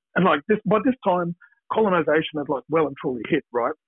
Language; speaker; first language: English; native; English